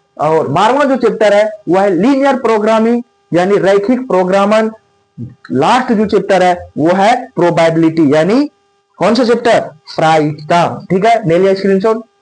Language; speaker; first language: Hindi; native; Hindi